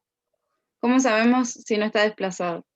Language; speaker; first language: Spanish; native; Spanish